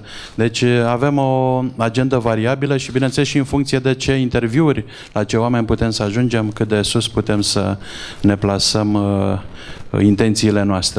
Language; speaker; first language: Romanian; native; Romanian